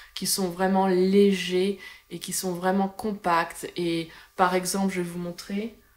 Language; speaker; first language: French; native; French